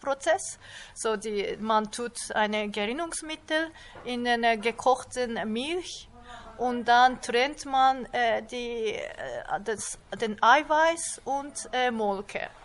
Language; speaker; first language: German; non-native, fluent; Japanese